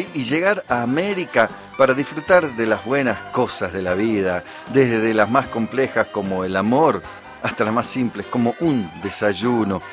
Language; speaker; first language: Spanish; native; Spanish